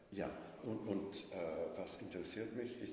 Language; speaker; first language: German; non-native, fluent; English